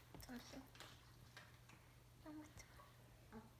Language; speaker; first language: Korean; non-native, learner; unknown